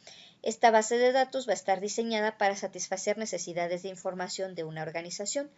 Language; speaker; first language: Spanish; native; Spanish